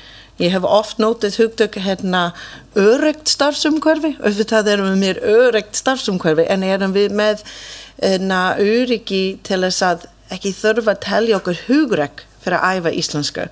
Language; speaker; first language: Icelandic; non-native, fluent; English